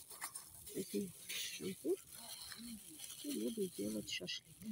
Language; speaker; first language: Russian; non-native, learner; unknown